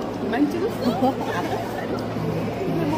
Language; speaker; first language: Korean; non-native, learner; Filipino